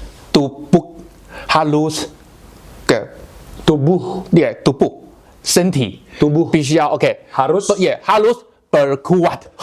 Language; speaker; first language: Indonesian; non-native, learner; Chinese